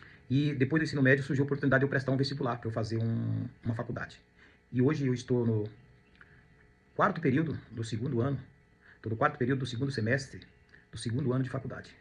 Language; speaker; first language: Portuguese; native; Portuguese